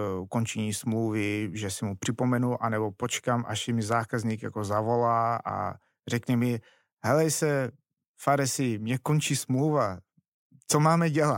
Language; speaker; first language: Czech; non-native, fluent; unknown